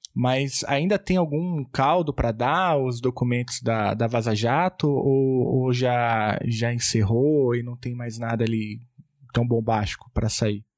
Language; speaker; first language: Portuguese; native; Portuguese